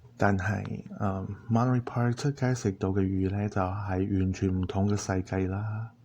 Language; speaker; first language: Cantonese; non-native, fluent; Chinese